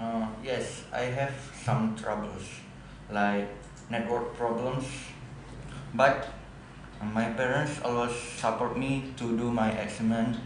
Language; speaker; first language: English; non-native, learner; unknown